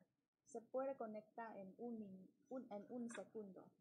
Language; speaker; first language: Spanish; non-native, learner; Chinese